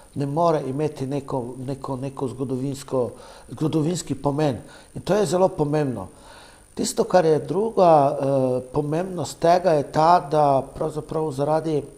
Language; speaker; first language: Slovenian; non-native, local second language; Romany